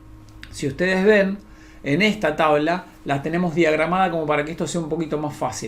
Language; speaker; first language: Spanish; native; Spanish